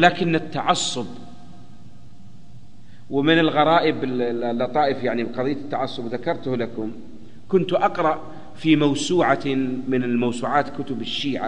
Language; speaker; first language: Arabic; native; Arabic